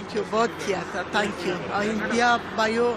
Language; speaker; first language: Hindi; non-native, learner; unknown